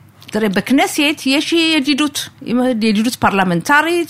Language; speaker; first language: Hebrew; non-native, fluent; Amharic